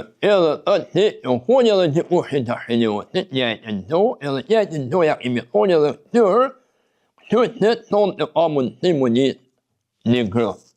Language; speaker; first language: Albanian; native; Albanian